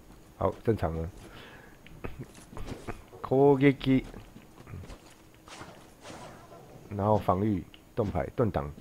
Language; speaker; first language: Chinese; native; Chinese